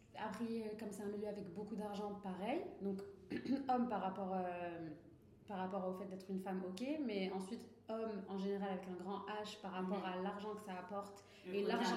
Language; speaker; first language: French; non-native, local second language; Arabic